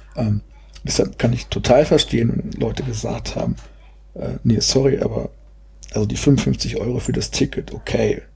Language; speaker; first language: German; native; German